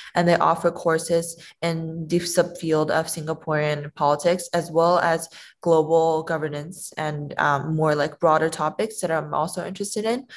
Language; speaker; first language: English; non-native, fluent; Chinese